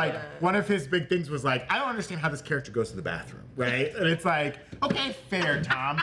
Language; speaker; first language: English; native; English